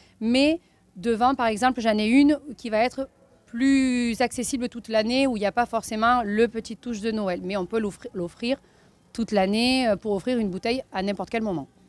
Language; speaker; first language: French; native; French